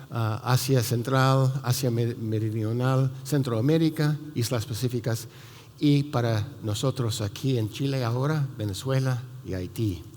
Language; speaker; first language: Spanish; non-native, fluent; English